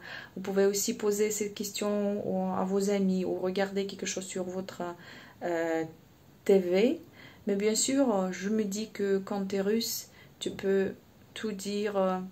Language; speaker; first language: French; non-native, fluent; Russian